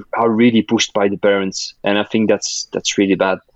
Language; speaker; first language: English; non-native, fluent; Russian